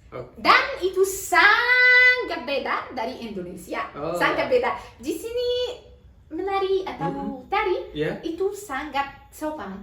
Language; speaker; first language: Indonesian; non-native, learner; Arabic